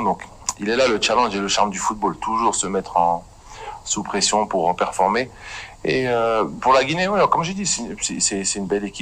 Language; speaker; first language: French; native; French